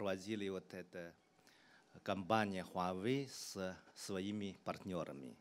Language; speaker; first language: Russian; non-native, fluent; Chinese